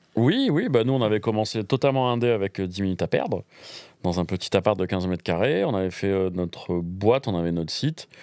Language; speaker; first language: French; native; French